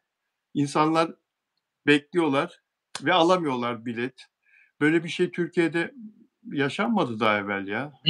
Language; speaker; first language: Turkish; native; Turkish